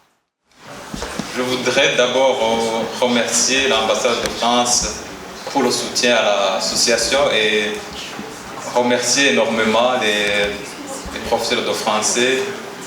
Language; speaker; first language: French; non-native, local second language; Rundi